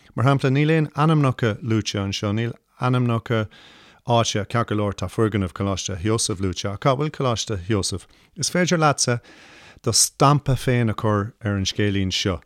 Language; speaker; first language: Irish; non-native, local second language; English